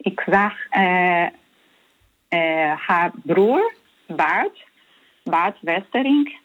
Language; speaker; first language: Dutch; non-native, learner; Portuguese